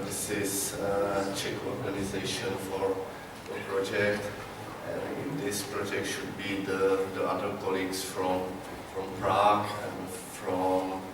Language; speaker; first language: English; non-native, learner; Czech